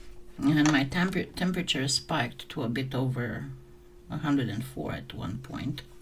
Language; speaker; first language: English; non-native, fluent; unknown